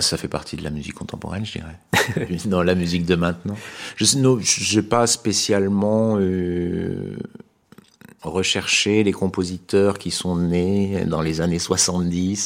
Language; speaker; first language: French; native; French